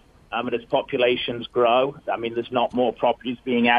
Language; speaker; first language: English; native; English